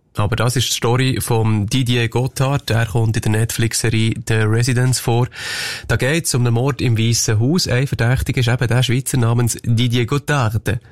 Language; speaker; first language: German; native; German